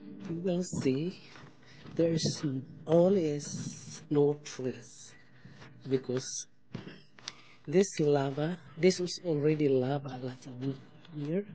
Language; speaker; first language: English; non-native, learner; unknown